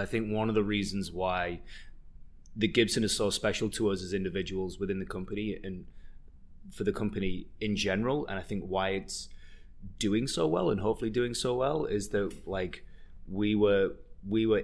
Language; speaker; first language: English; native; English